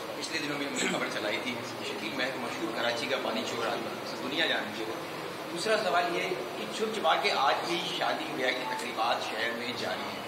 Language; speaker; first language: Urdu; native; Urdu